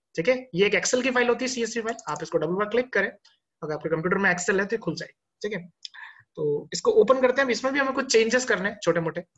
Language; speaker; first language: Hindi; native; Hindi